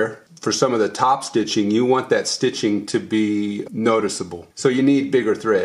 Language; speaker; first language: English; native; English